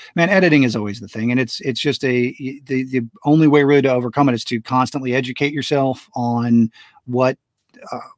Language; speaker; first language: English; native; English